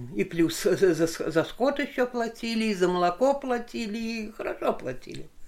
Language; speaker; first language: Russian; non-native, local second language; Lithuanian